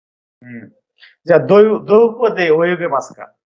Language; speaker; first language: Japanese; non-native, fluent; Bangla